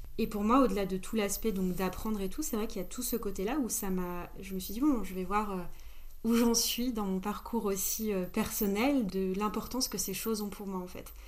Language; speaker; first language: French; native; French